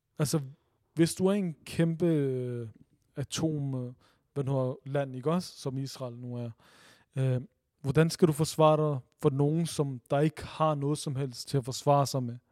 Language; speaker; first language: Danish; early bilingual, other home language; Urdu